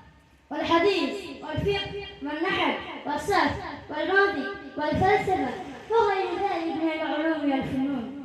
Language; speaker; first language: Arabic; non-native, learner; Urdu